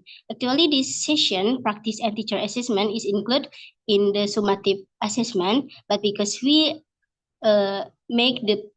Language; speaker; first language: English; non-native, learner; Indonesian